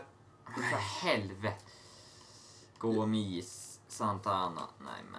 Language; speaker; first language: Swedish; native; Swedish